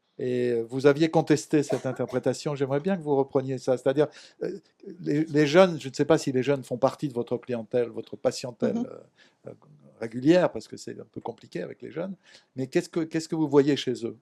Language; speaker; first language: French; native; French